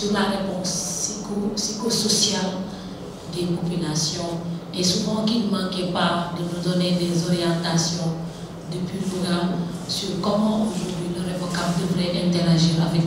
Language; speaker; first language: French; non-native, local second language; Wolof